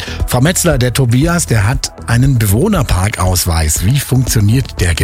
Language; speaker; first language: German; native; German